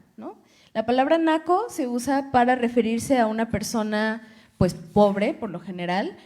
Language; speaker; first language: Spanish; early bilingual, other home language; English